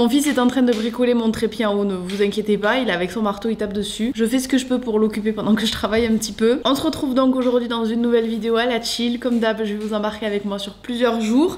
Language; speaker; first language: French; native; French